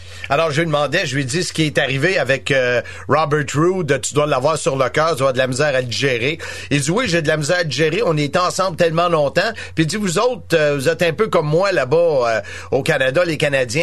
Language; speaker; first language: French; native; French